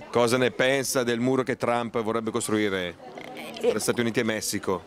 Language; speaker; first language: Italian; native; Italian